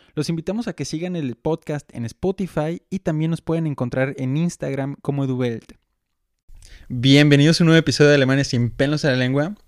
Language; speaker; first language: Spanish; native; Spanish